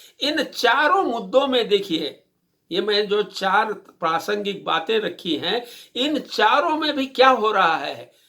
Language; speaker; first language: Hindi; non-native, local second language; Marathi